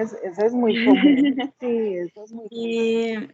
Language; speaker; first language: Portuguese; non-native, learner; Spanish